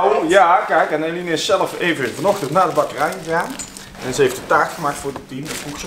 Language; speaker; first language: Dutch; native; Dutch